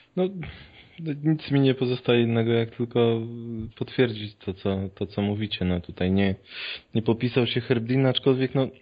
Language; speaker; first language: Polish; native; Polish